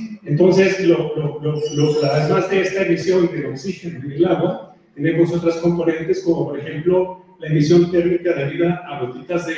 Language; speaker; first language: Spanish; native; Spanish